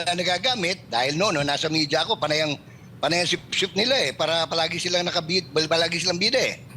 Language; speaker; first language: Filipino; native; Filipino